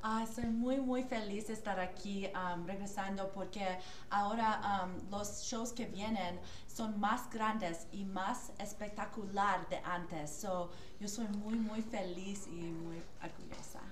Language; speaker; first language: Spanish; non-native, learner; English